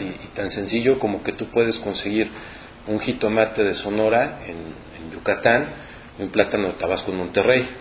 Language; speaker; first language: Spanish; native; Spanish